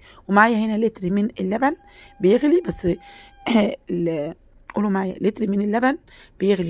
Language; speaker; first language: Arabic; native; Arabic